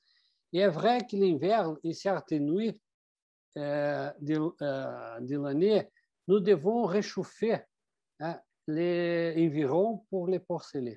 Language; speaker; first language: French; non-native, fluent; Portuguese